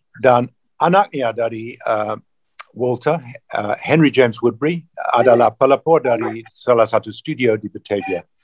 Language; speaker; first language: Indonesian; non-native, fluent; English